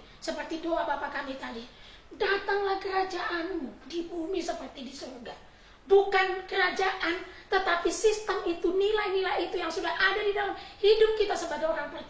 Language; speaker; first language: Indonesian; native; Indonesian